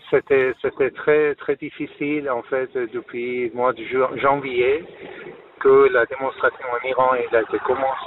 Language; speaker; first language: French; non-native, fluent; Persian